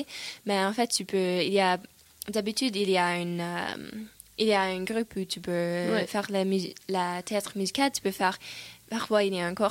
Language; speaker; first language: French; non-native, learner; English